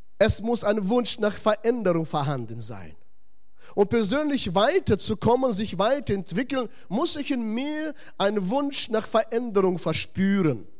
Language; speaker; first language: German; non-native, fluent; Russian